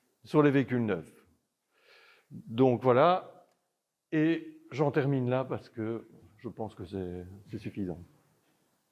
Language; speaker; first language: French; native; French